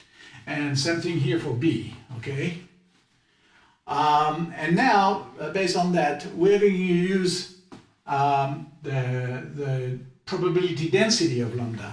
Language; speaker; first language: English; non-native, fluent; French